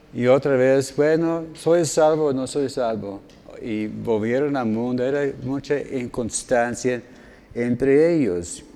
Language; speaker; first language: Spanish; non-native, fluent; English